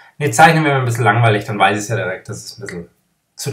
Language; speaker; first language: German; native; German